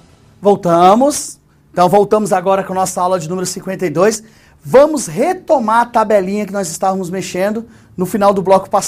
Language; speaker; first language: Portuguese; native; Portuguese